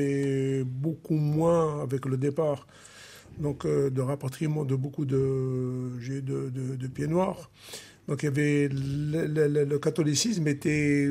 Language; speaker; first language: French; non-native, local second language; Arabic